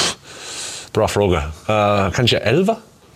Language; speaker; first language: Swedish; non-native, learner; English